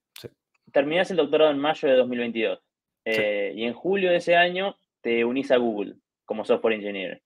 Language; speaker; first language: Spanish; native; Spanish